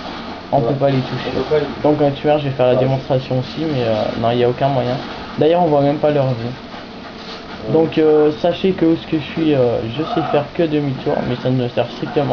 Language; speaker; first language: French; native; French